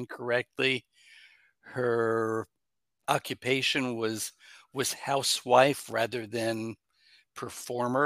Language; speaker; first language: English; native; English